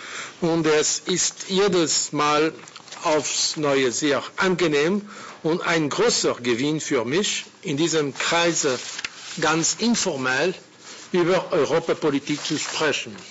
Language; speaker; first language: German; non-native, learner; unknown